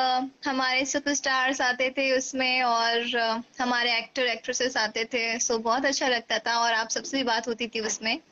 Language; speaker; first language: Hindi; native; Hindi